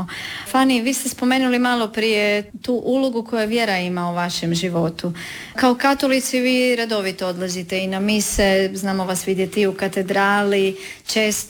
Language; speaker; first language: Serbian; native; Serbian